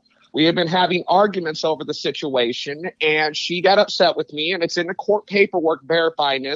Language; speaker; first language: English; native; English